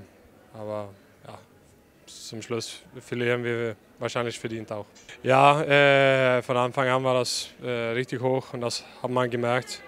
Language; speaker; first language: German; non-native, fluent; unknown